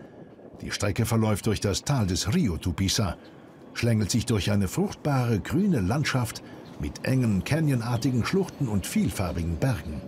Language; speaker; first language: German; native; German